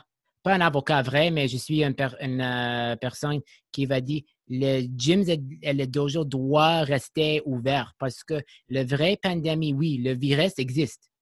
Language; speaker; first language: French; non-native, learner; English